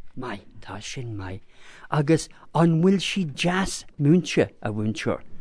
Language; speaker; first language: Irish; non-native, local second language; English